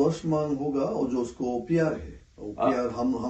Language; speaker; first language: Hindi; non-native, local second language; Bangla